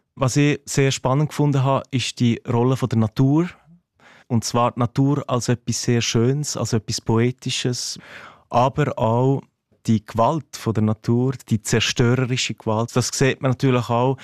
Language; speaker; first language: German; non-native, local second language; Italian